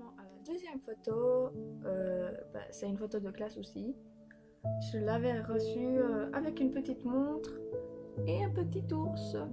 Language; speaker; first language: French; early bilingual, other home language; Polish